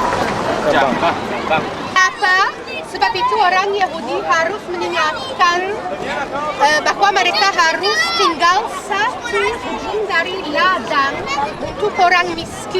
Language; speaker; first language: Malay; non-native, fluent; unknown